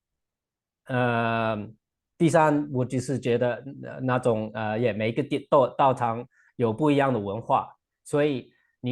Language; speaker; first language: Chinese; non-native, fluent; English